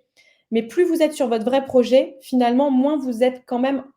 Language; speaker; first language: French; native; French